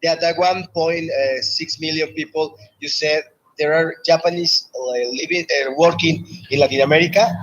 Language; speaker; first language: English; non-native, fluent; Spanish